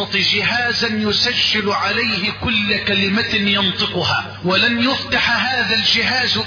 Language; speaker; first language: Arabic; native; Arabic